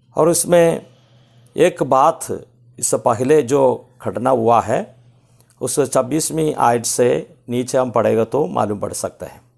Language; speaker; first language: Hindi; non-native, local second language; Malayalam